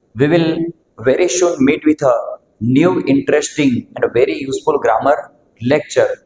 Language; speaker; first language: English; non-native, local second language; Gujarati